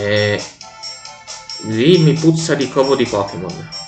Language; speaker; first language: Italian; native; Italian